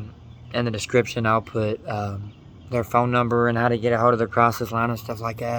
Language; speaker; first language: English; native; English